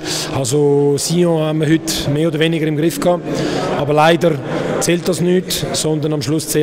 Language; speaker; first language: German; native; German